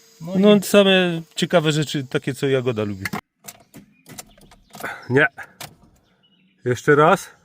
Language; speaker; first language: Polish; native; Polish